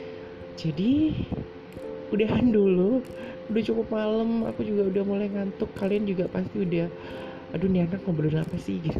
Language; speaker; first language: Indonesian; native; Indonesian